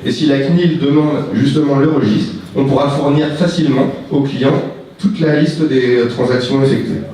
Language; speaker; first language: French; native; French